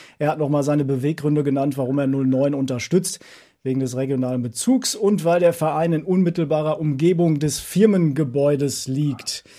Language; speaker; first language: German; native; German